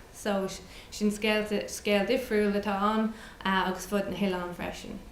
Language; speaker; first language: Irish; non-native, local second language; English